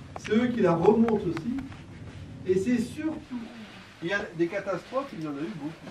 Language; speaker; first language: French; native; French